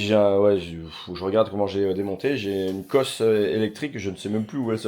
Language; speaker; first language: French; native; French